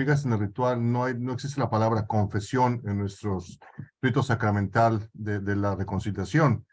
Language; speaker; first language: Spanish; native; Spanish